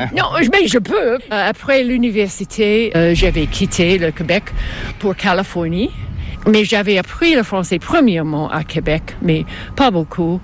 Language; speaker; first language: French; non-native, local second language; English